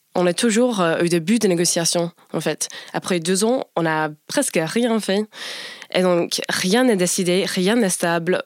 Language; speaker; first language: French; non-native, fluent; English